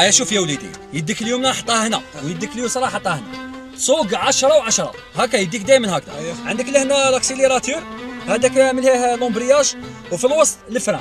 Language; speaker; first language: Arabic; native; Arabic